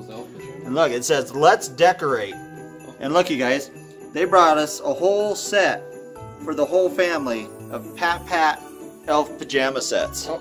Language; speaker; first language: English; native; English